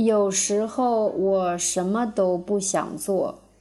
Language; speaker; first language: Chinese; non-native, learner; Russian